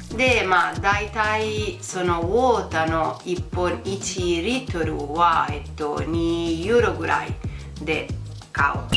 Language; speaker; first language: Japanese; non-native, fluent; Italian